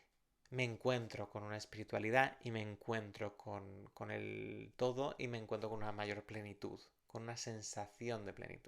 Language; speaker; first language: Spanish; native; Spanish